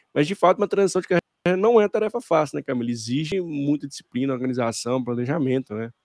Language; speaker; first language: Portuguese; native; Portuguese